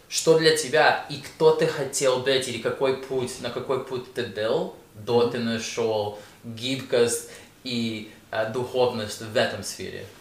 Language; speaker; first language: Russian; early bilingual, heritage; Russian